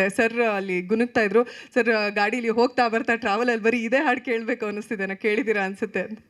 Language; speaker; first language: Kannada; native; Kannada